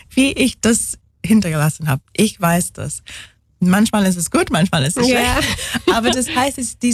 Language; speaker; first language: German; non-native, fluent; English